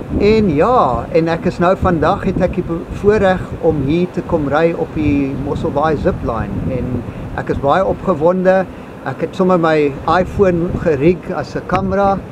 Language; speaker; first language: Afrikaans; non-native, local second language; English